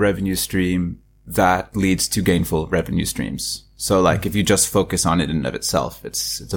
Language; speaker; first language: English; native; English